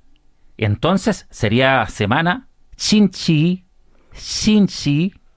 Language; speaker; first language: Spanish; native; Spanish